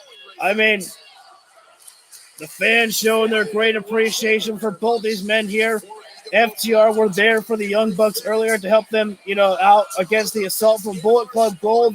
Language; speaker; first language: English; native; English